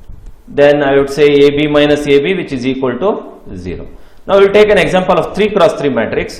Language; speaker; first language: English; non-native, local second language; Kannada